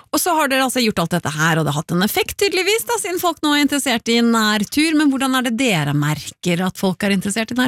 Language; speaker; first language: Norwegian; native; Norwegian